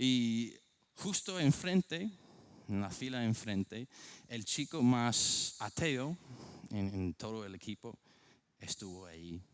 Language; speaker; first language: Spanish; non-native, fluent; English